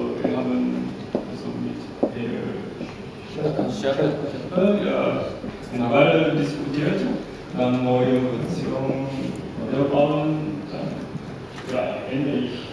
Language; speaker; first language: German; non-native, learner; Chinese